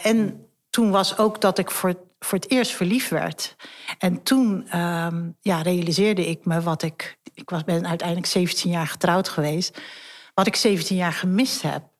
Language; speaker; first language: Dutch; early bilingual, other home language; Turkish